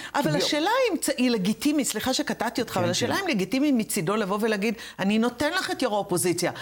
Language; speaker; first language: Hebrew; native; Hebrew